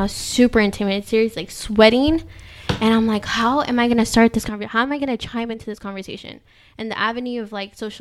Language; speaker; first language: English; early bilingual, other home language; Spanish